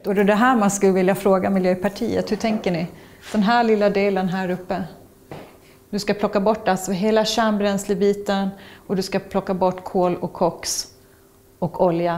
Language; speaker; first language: Swedish; native; Swedish